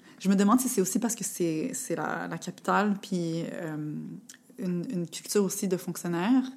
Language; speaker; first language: French; native; French